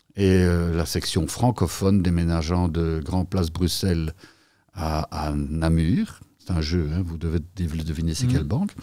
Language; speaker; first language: French; native; French